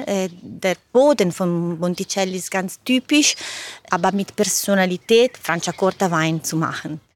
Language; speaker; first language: German; non-native, learner; Italian